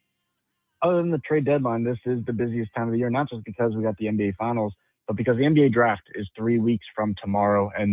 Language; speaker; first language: English; native; English